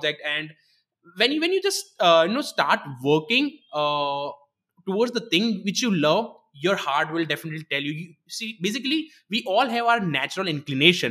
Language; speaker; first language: English; non-native, local second language; Gujarati